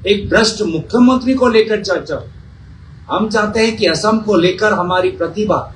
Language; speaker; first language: Hindi; non-native, local second language; Assamese